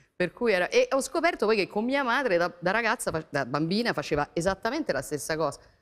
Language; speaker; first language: Italian; native; Italian